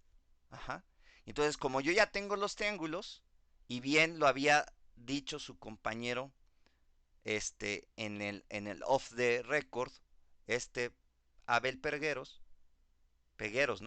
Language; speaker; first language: Spanish; native; Spanish